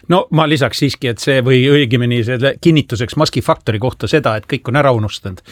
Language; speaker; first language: Estonian; native; Estonian